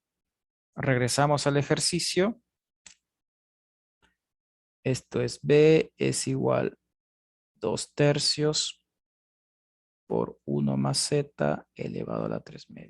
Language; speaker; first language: Spanish; native; Spanish